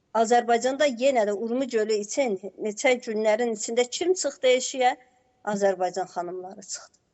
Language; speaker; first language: Azerbaijani; native; Azerbaijani